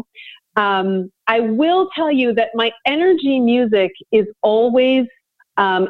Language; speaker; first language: English; native; English